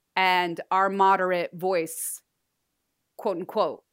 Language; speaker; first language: English; native; English